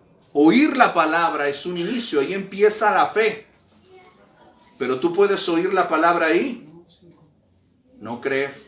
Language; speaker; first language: Spanish; native; Spanish